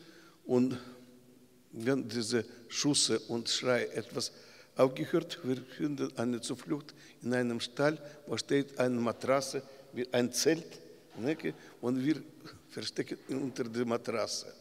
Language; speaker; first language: German; non-native, learner; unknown